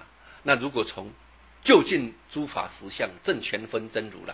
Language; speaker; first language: Chinese; native; Chinese